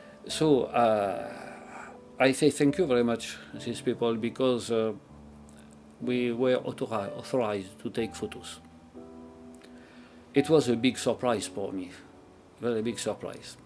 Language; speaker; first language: English; non-native, learner; French